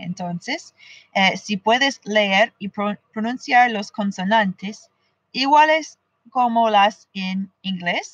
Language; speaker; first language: Spanish; non-native, fluent; English